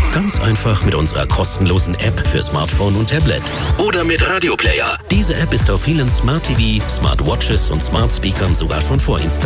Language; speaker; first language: German; native; German